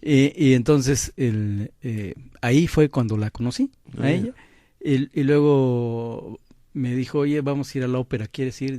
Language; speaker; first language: Spanish; native; Spanish